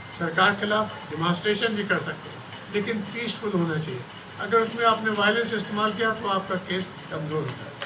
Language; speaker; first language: Hindi; native; Hindi